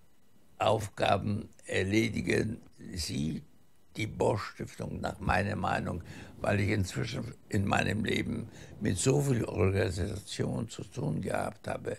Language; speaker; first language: German; early bilingual, heritage; German